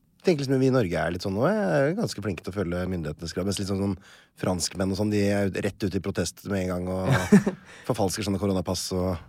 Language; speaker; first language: Norwegian; native; Norwegian